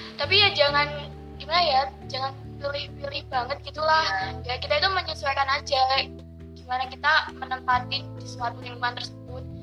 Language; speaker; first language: Indonesian; non-native, local second language; Javanese